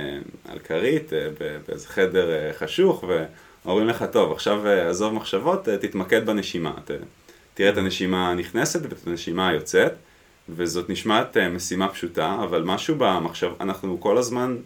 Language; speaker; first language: Hebrew; native; Hebrew